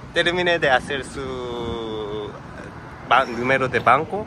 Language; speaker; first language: Spanish; non-native, learner; Korean